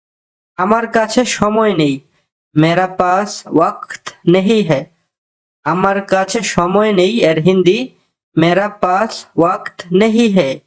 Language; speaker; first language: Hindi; non-native, learner; Bangla